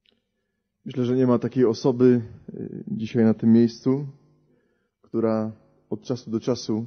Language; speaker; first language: Polish; native; Polish